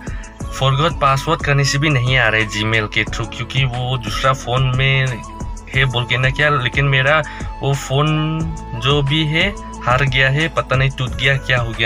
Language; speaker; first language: Hindi; non-native, learner; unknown